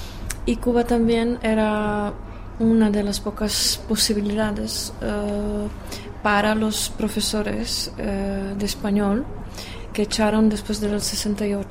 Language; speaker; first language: Spanish; non-native, fluent; Czech